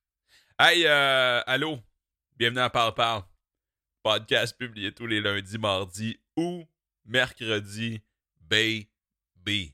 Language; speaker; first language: French; native; French